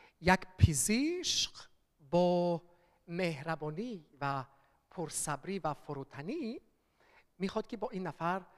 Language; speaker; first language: Persian; early bilingual, heritage; Persian